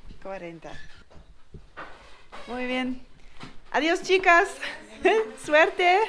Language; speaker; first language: Spanish; non-native, learner; Dutch